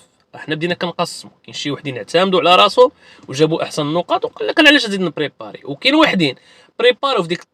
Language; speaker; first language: Arabic; native; Arabic